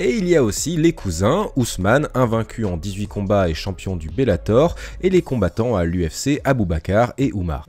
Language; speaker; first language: French; native; French